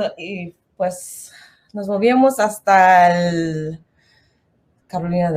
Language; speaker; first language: Spanish; non-native, learner; English